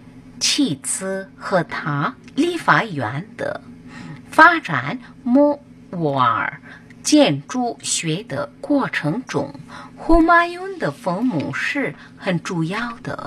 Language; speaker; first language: Chinese; non-native, fluent; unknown